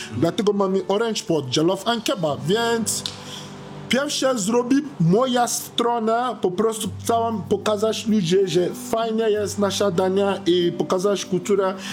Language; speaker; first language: Polish; non-native, learner; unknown